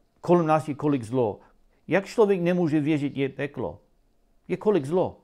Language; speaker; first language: Czech; non-native, learner; English